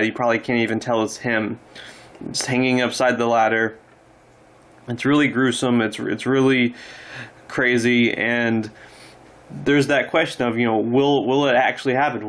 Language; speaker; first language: English; native; English